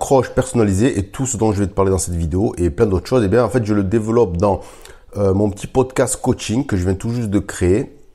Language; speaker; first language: French; native; French